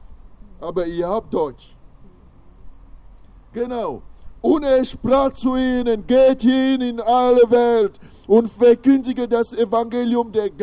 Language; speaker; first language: German; non-native, fluent; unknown